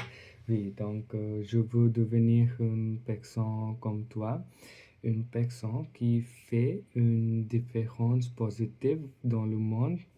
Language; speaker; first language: French; non-native, learner; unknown